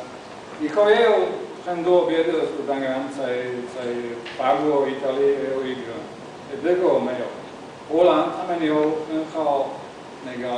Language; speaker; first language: Chinese; non-native, learner; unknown